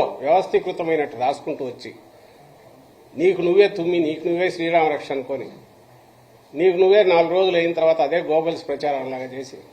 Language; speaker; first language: Telugu; native; Telugu